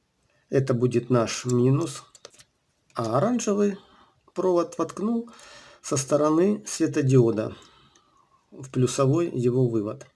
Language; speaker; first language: Russian; native; Russian